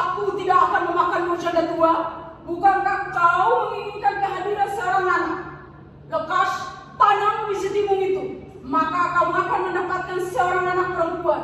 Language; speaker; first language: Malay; non-native, learner; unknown